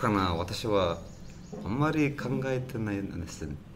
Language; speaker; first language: Japanese; non-native, learner; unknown